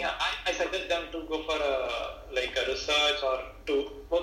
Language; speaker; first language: English; non-native, local second language; Malayalam